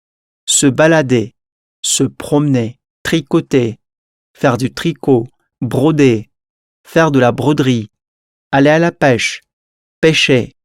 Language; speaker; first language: French; non-native, fluent; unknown